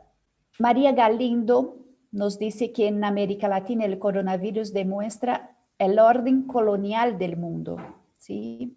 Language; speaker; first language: Spanish; non-native, fluent; Portuguese